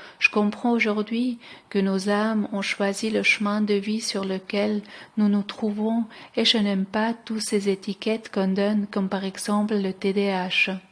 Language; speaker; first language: French; non-native, local second language; Swiss German